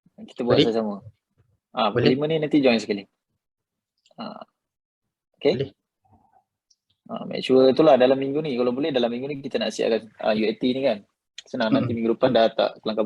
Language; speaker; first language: Malay; native; Malay